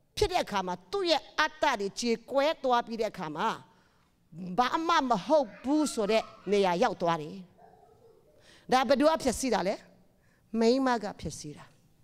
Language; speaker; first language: Burmese; non-native, local second language; Tedim Chin